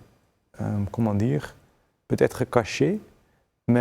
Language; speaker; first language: French; non-native, fluent; Dutch